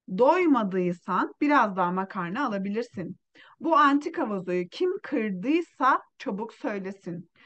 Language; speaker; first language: Turkish; non-native, fluent; Uyghur